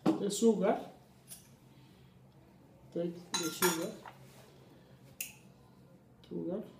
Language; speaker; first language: English; non-native, learner; Spanish